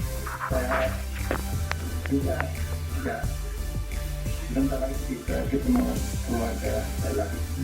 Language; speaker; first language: Indonesian; non-native, learner; English